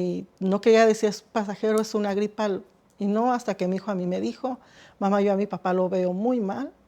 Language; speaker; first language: Spanish; native; Spanish